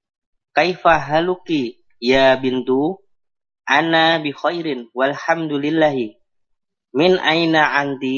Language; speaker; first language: Arabic; non-native, learner; Indonesian